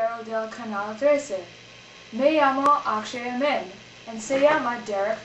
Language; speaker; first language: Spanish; non-native, learner; English